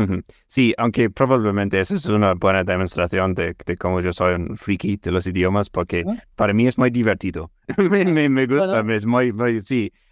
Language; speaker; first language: Spanish; non-native, fluent; English